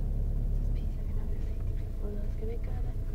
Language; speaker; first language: Danish; native; Danish